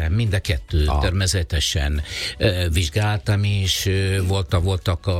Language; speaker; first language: Hungarian; non-native, fluent; Italian